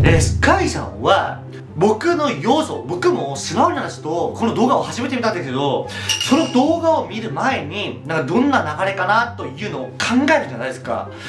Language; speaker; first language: Japanese; non-native, fluent; Korean